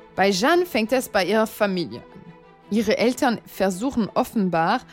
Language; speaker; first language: German; non-native, fluent; French